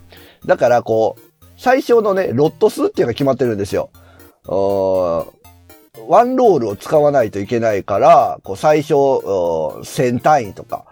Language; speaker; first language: Japanese; native; Japanese